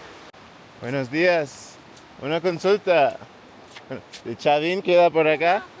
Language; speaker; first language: Spanish; non-native, fluent; English